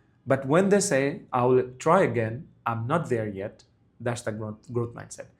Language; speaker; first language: English; non-native, local second language; Bangla